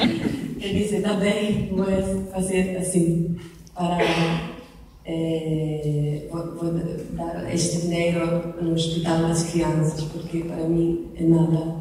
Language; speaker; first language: Portuguese; non-native, learner; Italian